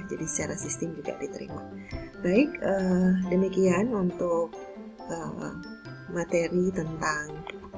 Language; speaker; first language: Indonesian; native; Indonesian